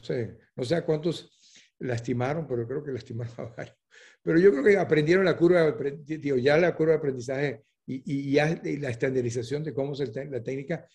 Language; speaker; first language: Spanish; native; Spanish